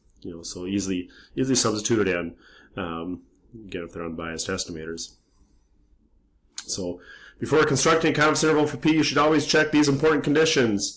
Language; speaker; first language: English; native; English